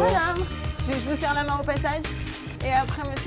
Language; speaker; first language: French; native; French